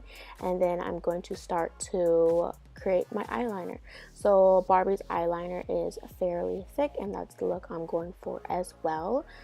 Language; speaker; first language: English; native; English